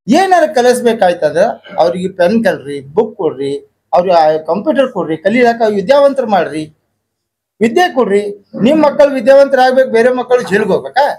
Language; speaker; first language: Kannada; non-native, local second language; Urdu